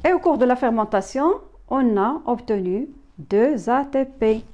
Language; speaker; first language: French; non-native, local second language; Arabic